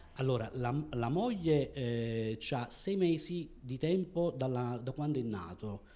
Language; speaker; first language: Italian; native; Italian